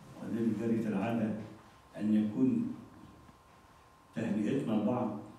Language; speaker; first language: Arabic; native; Arabic